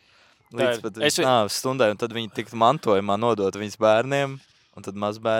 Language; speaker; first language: Latvian; native; Latvian